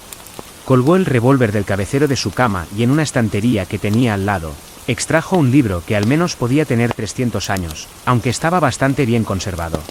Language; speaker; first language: Spanish; native; Spanish